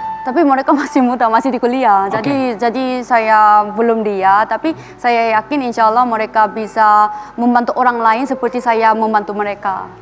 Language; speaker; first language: Indonesian; non-native, fluent; Korean